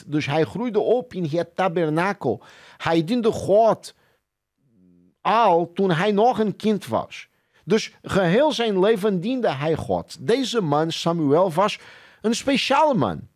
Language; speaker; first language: Dutch; non-native, fluent; Portuguese